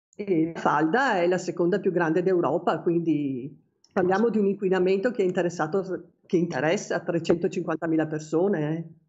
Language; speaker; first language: Italian; native; Italian